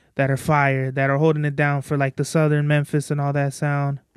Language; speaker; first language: English; native; English